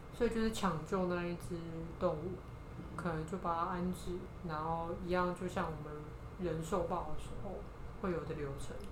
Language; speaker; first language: Chinese; native; Chinese